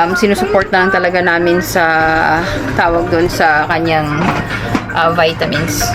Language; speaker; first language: Filipino; non-native, local second language; Cebuano